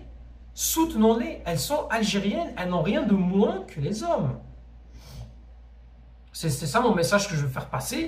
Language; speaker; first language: French; native; French